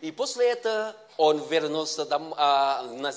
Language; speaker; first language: Russian; non-native, learner; Vietnamese